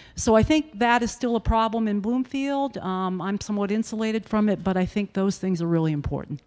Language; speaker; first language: English; native; English